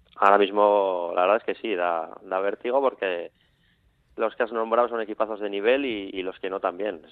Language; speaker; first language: Spanish; native; Spanish